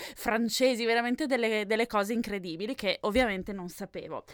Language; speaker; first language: Italian; native; Italian